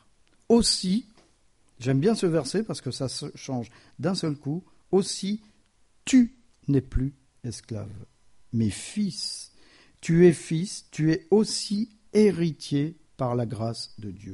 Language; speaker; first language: French; native; French